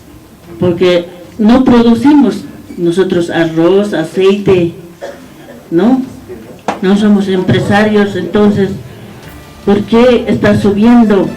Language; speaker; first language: Spanish; non-native, local second language; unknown